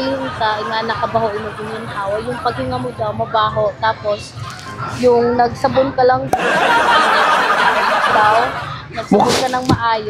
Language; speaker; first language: Filipino; non-native, local second language; Cebuano